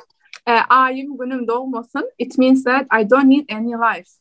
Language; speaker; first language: English; non-native, learner; Turkmen